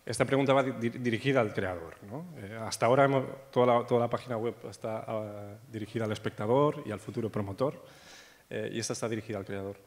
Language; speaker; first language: Spanish; non-native, local second language; Catalan